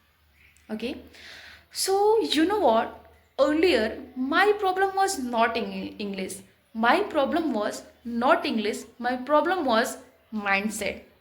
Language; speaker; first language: English; non-native, fluent; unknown